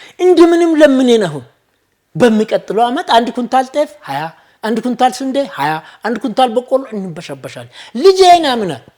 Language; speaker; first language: Amharic; non-native, local second language; Oromo